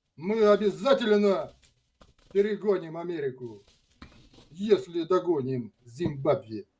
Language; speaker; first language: Russian; native; Russian